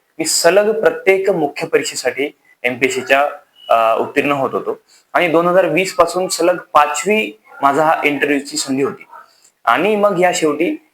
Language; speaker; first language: Marathi; native; Marathi